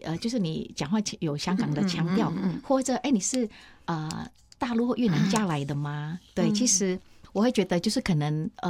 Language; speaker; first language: Chinese; non-native, fluent; Indonesian